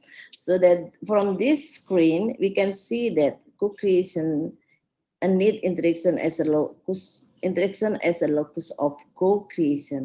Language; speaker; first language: English; non-native, fluent; Indonesian